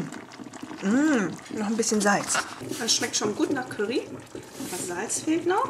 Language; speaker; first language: German; native; German